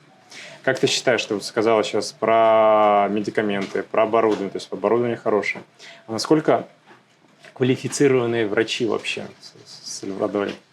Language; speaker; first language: Russian; native; Russian